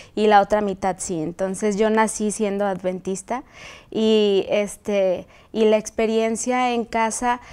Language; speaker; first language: Spanish; native; Spanish